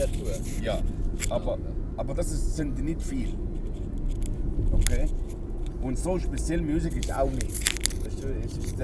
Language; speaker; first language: German; non-native, learner; Arabic